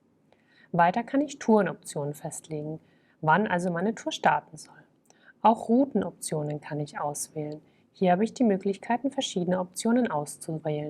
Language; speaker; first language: German; native; German